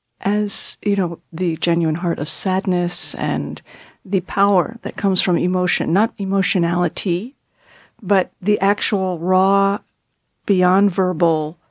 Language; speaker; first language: English; native; English